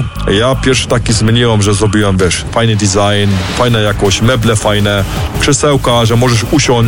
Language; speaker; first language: Polish; early bilingual, heritage; Polish